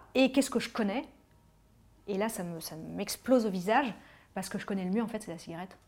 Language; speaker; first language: French; native; French